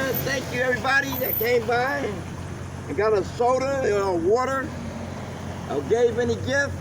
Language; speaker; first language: English; native; English